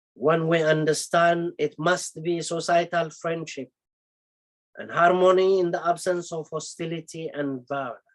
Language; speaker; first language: English; non-native, local second language; Amharic